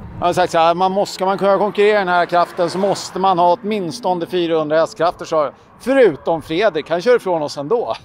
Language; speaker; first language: Swedish; native; Swedish